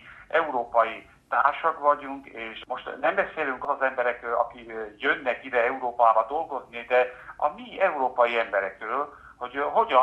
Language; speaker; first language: Hungarian; early bilingual, heritage; Hungarian